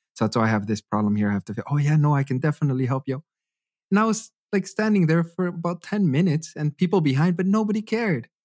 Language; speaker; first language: English; native; English